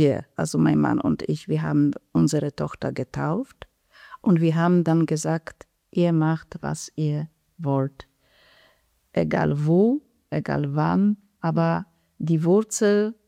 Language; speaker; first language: German; non-native, fluent; Polish